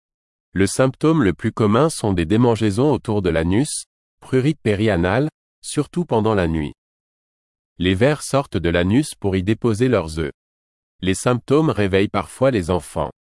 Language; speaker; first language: French; native; French